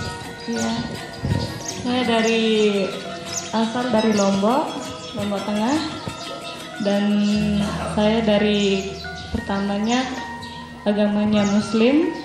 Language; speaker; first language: Indonesian; non-native, local second language; Sasak